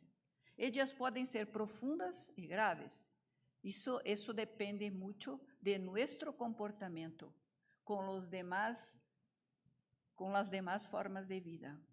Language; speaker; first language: Spanish; non-native, learner; Portuguese